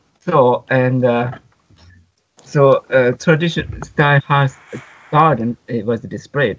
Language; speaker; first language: English; non-native, fluent; Japanese